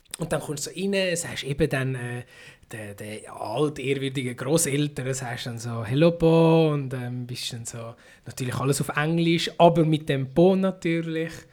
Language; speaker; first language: German; early bilingual, other home language; Filipino